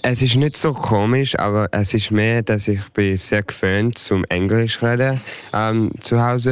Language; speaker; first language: German; early bilingual, heritage; English